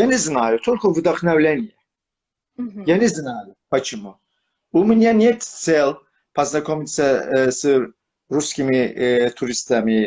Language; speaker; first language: Russian; non-native, learner; Turkish